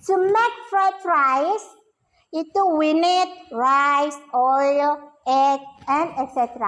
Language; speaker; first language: English; non-native, learner; Indonesian